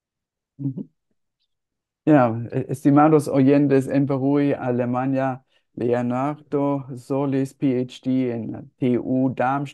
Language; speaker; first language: Spanish; non-native, fluent; German